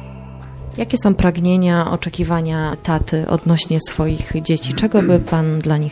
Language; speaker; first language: Polish; native; Polish